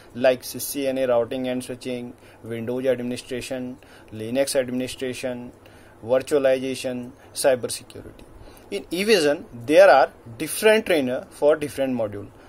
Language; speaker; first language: English; non-native, local second language; Hindi